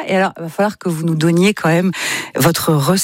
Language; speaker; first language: French; native; French